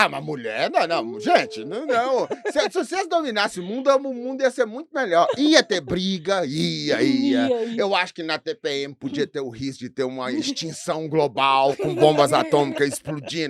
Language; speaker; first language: Portuguese; native; Portuguese